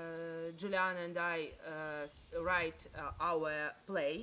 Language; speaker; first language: English; non-native, learner; Ukrainian